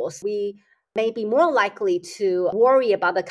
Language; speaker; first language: English; native; English